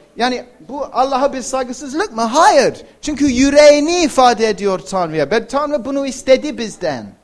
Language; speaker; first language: Turkish; non-native, fluent; English